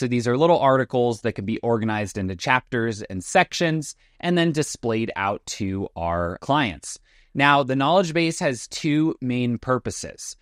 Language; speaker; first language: English; native; English